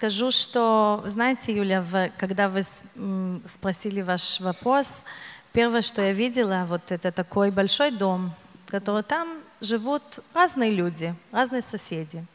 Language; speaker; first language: Russian; non-native, fluent; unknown